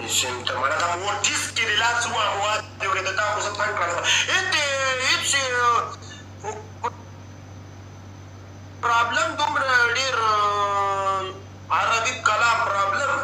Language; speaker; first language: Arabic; non-native, learner; Pashto